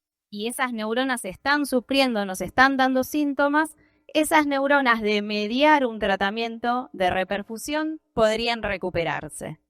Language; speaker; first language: Spanish; native; Spanish